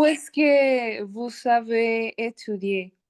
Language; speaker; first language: French; non-native, learner; Spanish